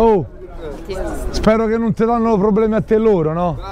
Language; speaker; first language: Italian; native; Italian